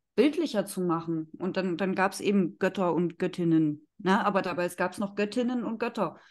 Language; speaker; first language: German; native; German